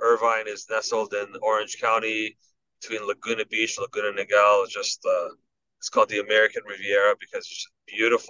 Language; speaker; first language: English; native; English